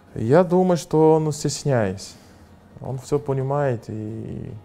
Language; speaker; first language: Russian; non-native, fluent; Portuguese